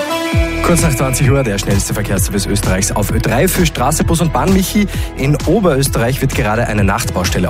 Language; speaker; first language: German; native; German